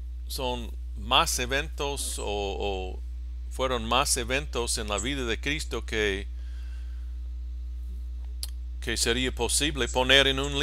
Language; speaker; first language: Spanish; non-native, fluent; English